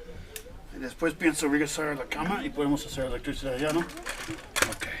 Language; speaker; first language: Spanish; non-native, learner; English